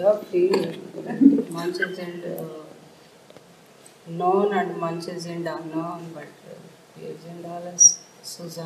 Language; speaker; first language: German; non-native, learner; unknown